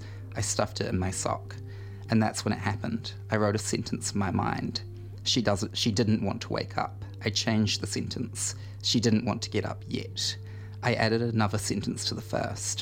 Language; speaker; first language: English; native; English